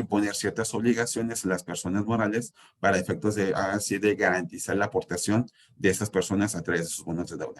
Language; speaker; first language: Spanish; native; Spanish